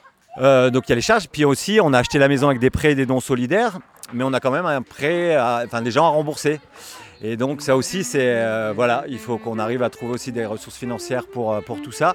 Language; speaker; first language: French; native; French